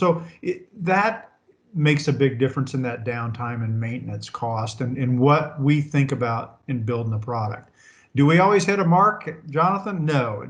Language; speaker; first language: English; native; English